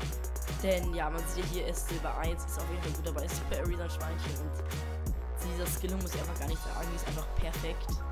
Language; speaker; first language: German; native; German